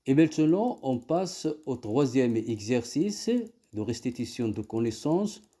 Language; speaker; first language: French; non-native, local second language; Arabic